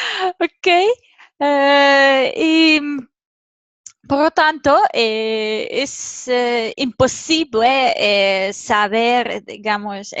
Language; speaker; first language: Spanish; non-native, fluent; Serbian